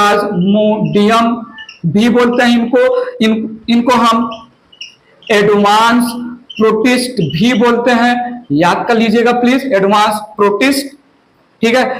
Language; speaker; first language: Hindi; native; Hindi